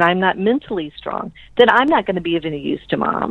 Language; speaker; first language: English; native; English